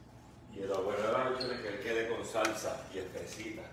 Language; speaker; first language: Spanish; native; Spanish